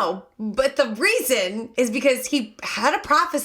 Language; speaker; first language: English; native; English